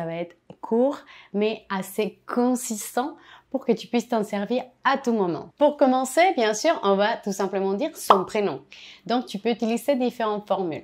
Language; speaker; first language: French; non-native, fluent; Spanish